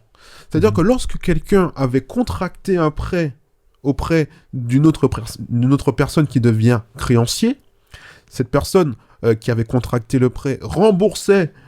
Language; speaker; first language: French; native; French